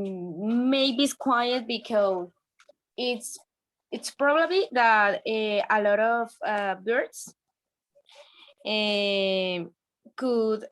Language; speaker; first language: English; non-native, learner; Spanish